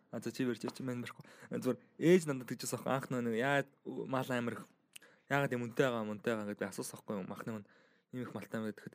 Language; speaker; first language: Mongolian; native; Mongolian